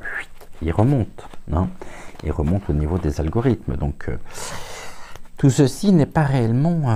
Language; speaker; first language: French; native; French